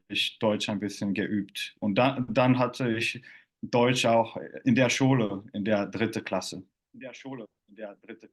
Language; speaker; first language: German; non-native, fluent; Finnish